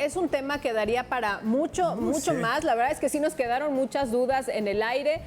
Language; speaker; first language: Spanish; native; Spanish